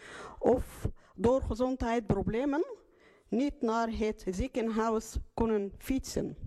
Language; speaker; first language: Dutch; non-native, learner; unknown